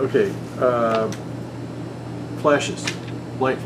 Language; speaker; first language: English; native; English